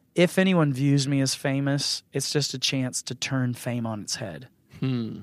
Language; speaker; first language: English; native; English